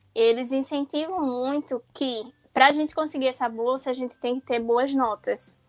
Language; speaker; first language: Portuguese; native; Portuguese